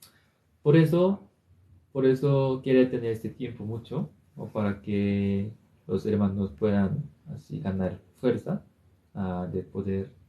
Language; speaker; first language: Spanish; non-native, learner; Korean